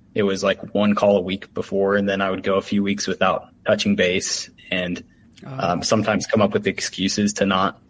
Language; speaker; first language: English; native; English